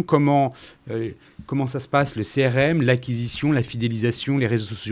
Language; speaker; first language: French; native; French